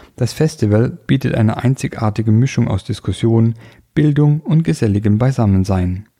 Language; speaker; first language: German; native; German